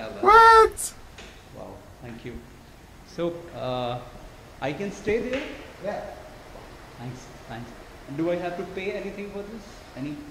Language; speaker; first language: English; non-native, fluent; Hindi